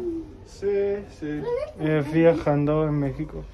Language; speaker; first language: Spanish; non-native, learner; English